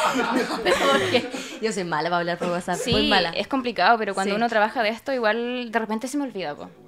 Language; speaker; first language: Spanish; native; Spanish